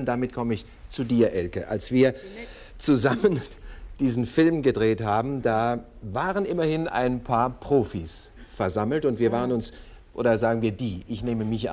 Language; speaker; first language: German; native; German